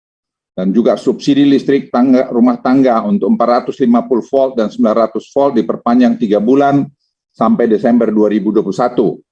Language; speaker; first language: Indonesian; native; Indonesian